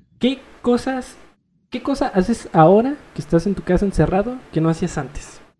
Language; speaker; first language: Spanish; native; Spanish